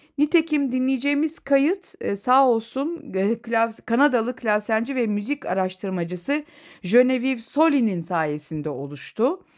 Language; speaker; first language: Turkish; native; Turkish